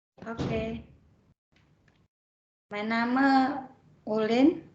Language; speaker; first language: German; non-native, learner; Indonesian